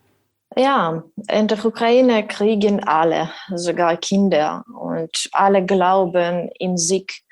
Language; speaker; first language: German; non-native, learner; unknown